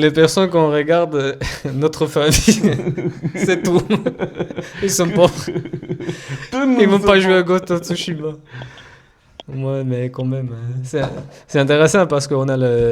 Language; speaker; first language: French; non-native, fluent; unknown